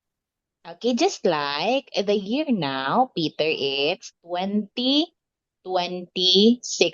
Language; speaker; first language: English; non-native, local second language; Filipino